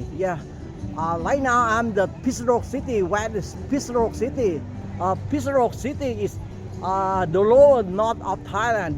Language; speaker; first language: English; non-native, learner; Thai